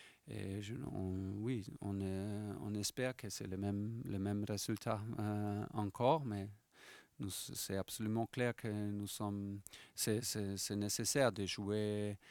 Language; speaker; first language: French; non-native, fluent; German